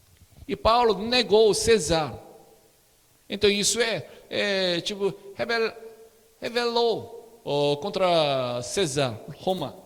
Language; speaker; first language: Portuguese; non-native, learner; Korean